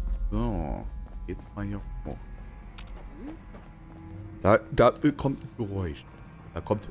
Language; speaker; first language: German; native; German